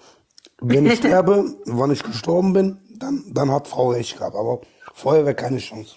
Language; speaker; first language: German; non-native, fluent; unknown